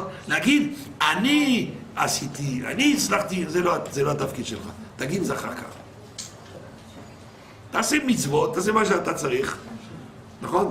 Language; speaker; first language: Hebrew; non-native, fluent; French